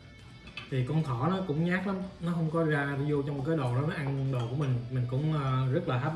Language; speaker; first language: Vietnamese; native; Vietnamese